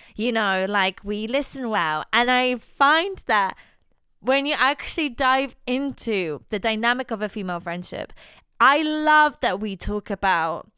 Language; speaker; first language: English; non-native, fluent; Polish